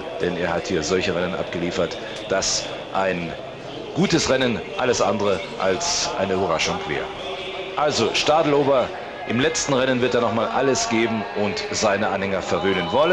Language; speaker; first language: German; native; German